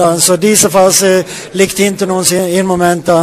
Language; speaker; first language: German; non-native, fluent; Swedish